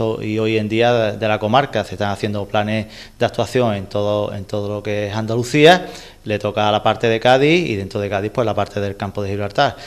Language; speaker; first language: Spanish; native; Spanish